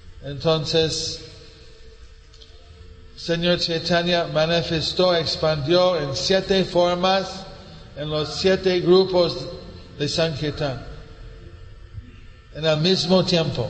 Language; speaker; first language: Spanish; non-native, learner; English